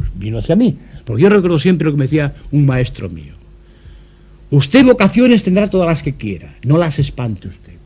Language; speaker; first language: Spanish; non-native, local second language; Galician